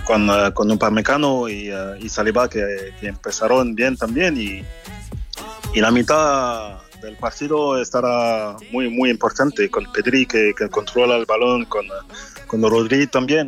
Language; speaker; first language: Spanish; non-native, fluent; French